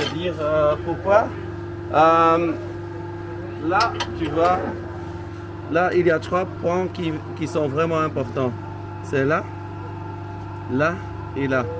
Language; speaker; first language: French; non-native, local second language; Dutch